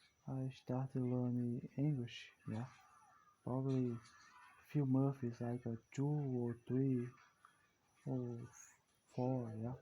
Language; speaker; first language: English; non-native, learner; Portuguese